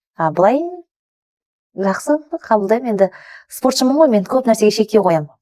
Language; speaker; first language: Kazakh; early bilingual, heritage; Kazakh